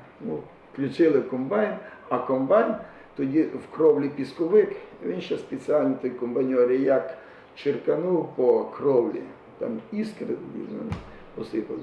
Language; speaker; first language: Ukrainian; native; Ukrainian